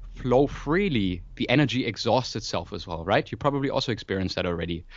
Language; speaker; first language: English; non-native, fluent; German